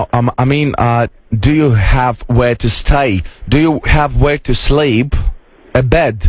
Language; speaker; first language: English; non-native, fluent; Lithuanian